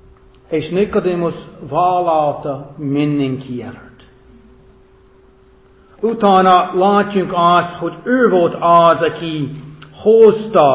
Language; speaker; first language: Hungarian; non-native, fluent; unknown